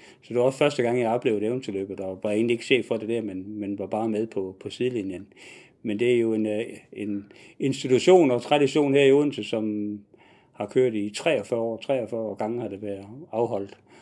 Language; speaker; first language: Danish; native; Danish